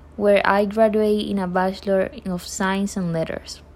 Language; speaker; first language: English; non-native, learner; Spanish